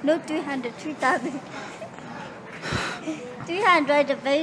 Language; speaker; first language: English; non-native, learner; Burmese